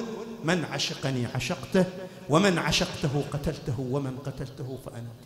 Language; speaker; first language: Arabic; native; Arabic